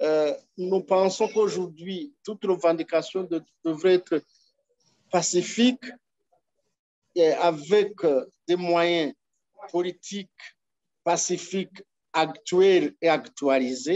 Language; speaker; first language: French; non-native, local second language; Rundi